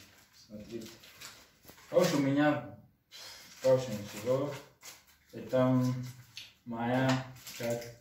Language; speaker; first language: Russian; non-native, learner; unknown